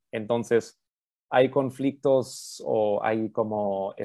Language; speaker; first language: Spanish; early bilingual, heritage; Spanish